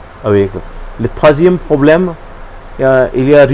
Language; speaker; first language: French; non-native, learner; Hindi